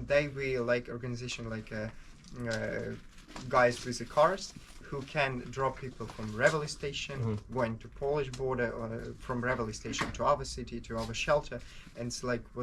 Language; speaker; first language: English; non-native, learner; Ukrainian